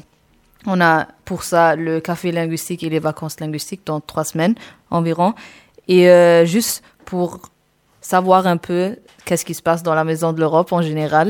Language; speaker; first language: French; non-native, fluent; Arabic